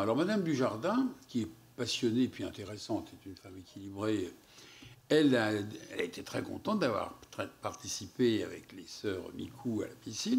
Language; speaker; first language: French; native; French